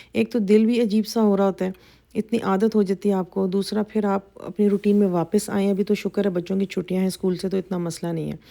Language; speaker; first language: Urdu; native; Urdu